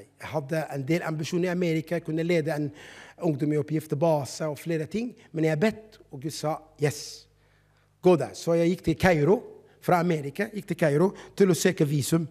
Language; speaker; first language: Norwegian; non-native, fluent; Arabic